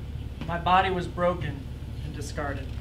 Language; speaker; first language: English; native; English